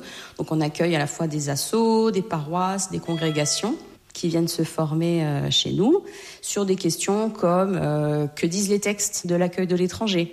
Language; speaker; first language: French; native; French